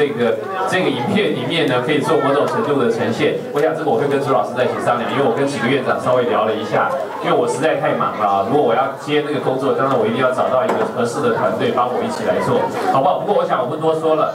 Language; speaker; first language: Chinese; native; Chinese